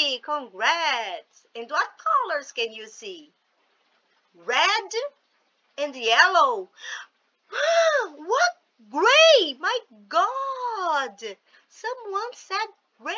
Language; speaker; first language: English; non-native, fluent; Portuguese